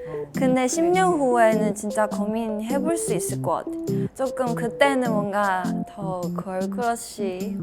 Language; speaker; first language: Korean; non-native, fluent; Chinese